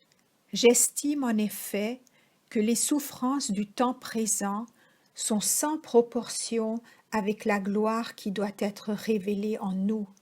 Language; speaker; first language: French; native; French